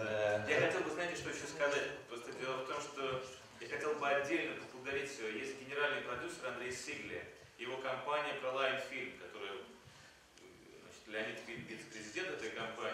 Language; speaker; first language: Russian; native; Russian